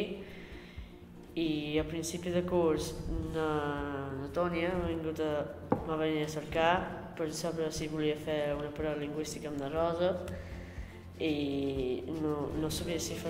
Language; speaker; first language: Catalan; early bilingual, other home language; English